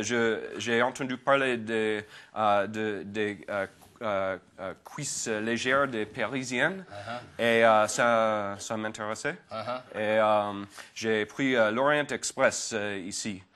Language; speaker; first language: French; non-native, fluent; English